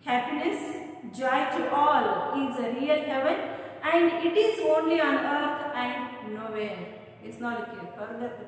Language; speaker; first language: English; non-native, local second language; Kannada